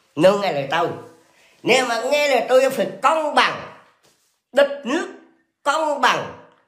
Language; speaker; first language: Vietnamese; non-native, local second language; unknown